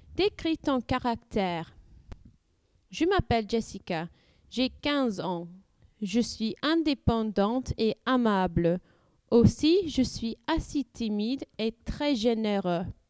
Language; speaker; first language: French; non-native, learner; English